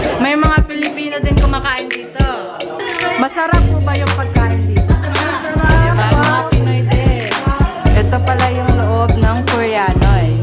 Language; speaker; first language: Filipino; non-native, local second language; Iloko